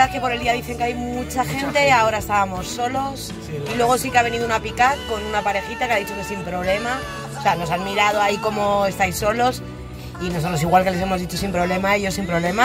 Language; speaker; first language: Spanish; native; Spanish